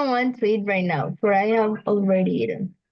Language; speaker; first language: English; non-native, learner; Spanish